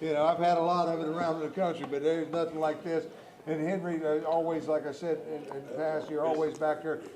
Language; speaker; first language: English; native; English